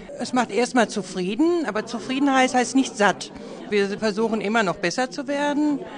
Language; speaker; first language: German; native; German